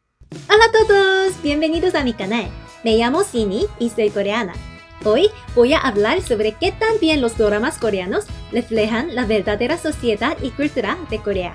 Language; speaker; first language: Spanish; non-native, fluent; Korean